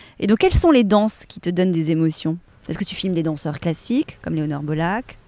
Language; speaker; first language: French; native; French